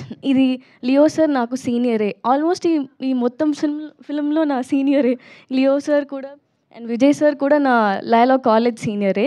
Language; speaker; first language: Telugu; non-native, learner; Tamil